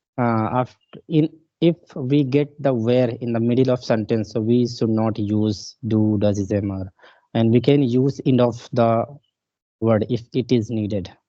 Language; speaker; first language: English; non-native, local second language; Hindi